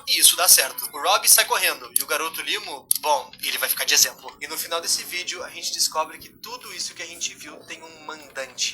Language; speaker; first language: Portuguese; native; Portuguese